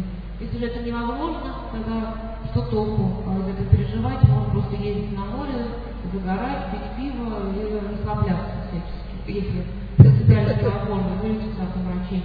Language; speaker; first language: Russian; native; Russian